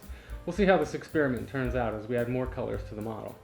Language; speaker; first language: English; native; English